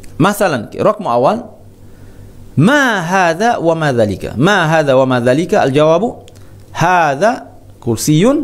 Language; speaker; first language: Arabic; non-native, fluent; Malay